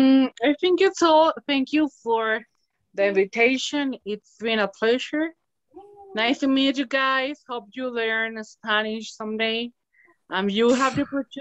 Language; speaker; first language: English; non-native, learner; Spanish